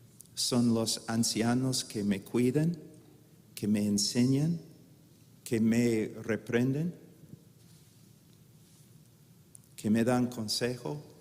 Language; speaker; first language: Spanish; non-native, fluent; English